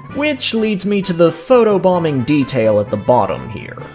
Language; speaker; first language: English; native; English